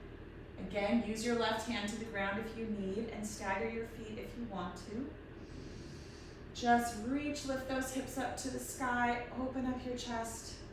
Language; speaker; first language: English; native; English